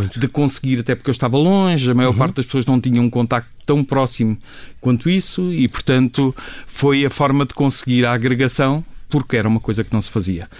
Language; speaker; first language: Portuguese; native; Portuguese